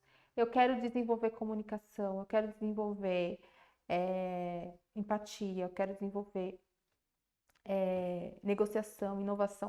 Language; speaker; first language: Portuguese; native; Portuguese